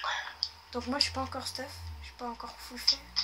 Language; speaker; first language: French; native; French